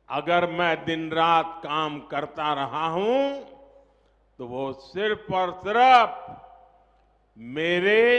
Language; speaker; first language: Hindi; non-native, local second language; Gujarati